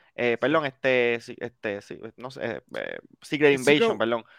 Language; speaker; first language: Spanish; native; Spanish